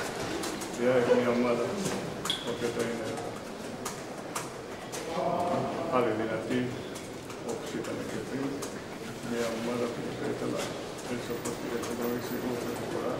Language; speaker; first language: Greek; non-native, fluent; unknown